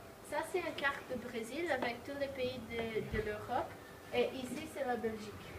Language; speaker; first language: French; non-native, learner; Portuguese